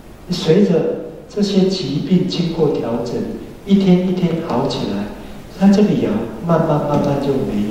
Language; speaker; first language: Chinese; native; Chinese